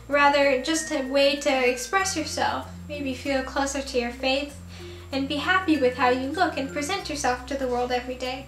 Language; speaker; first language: English; native; English